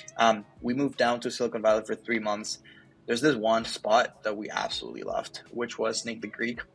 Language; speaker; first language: English; early bilingual, other home language; Spanish